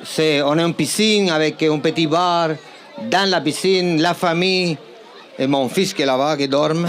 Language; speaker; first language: French; non-native, fluent; Spanish